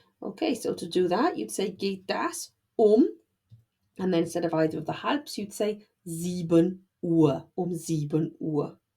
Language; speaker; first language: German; non-native, fluent; English